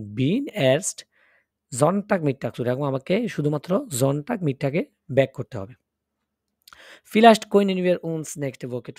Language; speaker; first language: German; non-native, fluent; Bangla